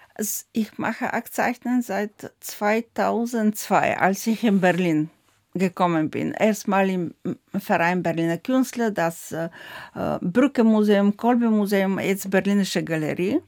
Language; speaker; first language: German; non-native, fluent; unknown